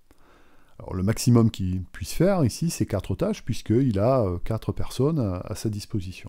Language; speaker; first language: French; native; French